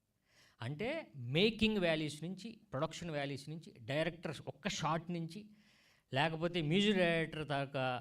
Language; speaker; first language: Telugu; native; Telugu